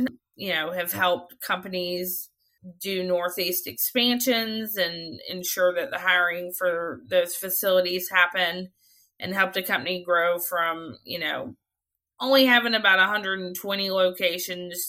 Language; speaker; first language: English; native; English